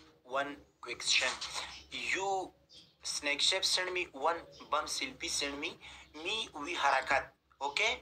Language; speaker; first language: English; non-native, learner; Pashto